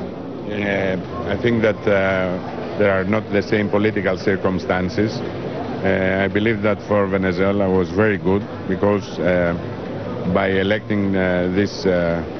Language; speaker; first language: English; non-native, fluent; Greek